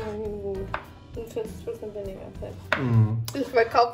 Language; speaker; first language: German; non-native, learner; Spanish